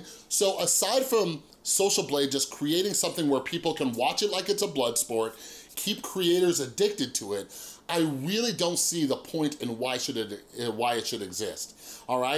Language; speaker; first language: English; native; English